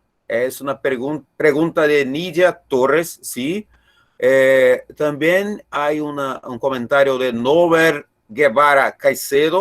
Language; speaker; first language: Spanish; non-native, learner; Portuguese